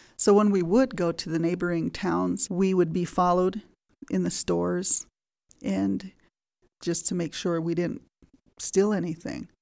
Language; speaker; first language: English; native; English